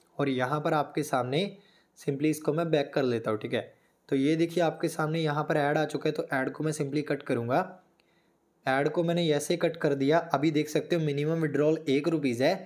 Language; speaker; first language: Hindi; native; Hindi